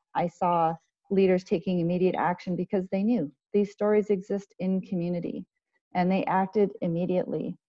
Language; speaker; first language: English; native; English